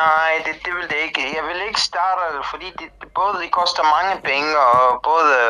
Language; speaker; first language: Danish; non-native, learner; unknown